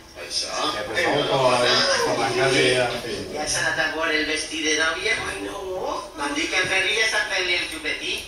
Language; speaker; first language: Catalan; native; Catalan